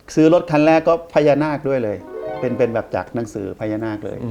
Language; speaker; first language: Thai; native; Thai